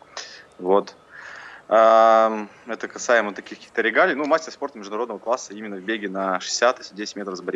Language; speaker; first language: Russian; native; Russian